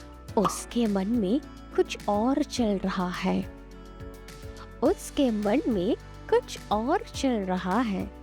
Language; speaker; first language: Hindi; non-native, fluent; Sinhala